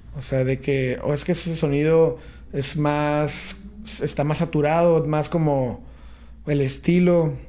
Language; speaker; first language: Spanish; native; Spanish